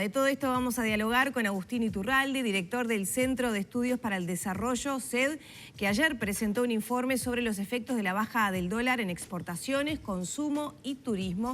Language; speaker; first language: Spanish; native; Spanish